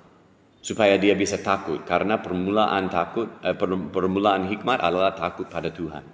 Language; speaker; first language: Indonesian; non-native, fluent; English